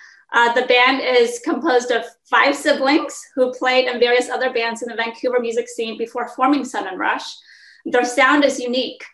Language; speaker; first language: English; early bilingual, other home language; Hmong